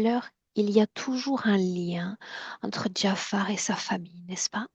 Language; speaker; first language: French; native; French